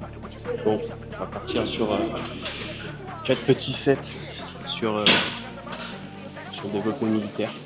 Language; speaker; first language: French; native; French